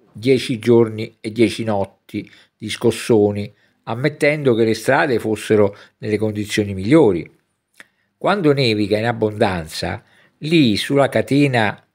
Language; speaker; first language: Italian; native; Italian